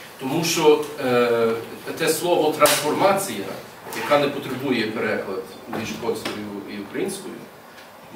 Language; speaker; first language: Ukrainian; early bilingual, heritage; English